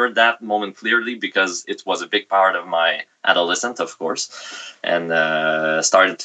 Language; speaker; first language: English; non-native, fluent; French